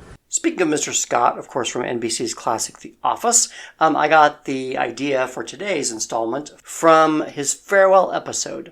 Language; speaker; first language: English; native; English